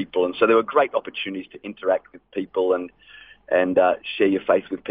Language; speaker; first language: English; native; English